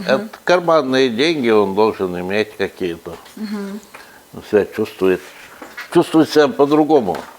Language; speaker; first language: Russian; native; Russian